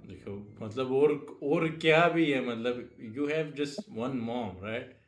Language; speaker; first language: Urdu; non-native, local second language; Punjabi